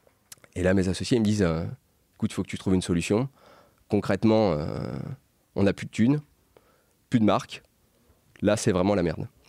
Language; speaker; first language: French; native; French